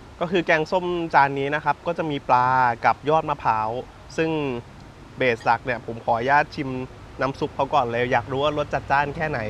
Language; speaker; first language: Thai; native; Thai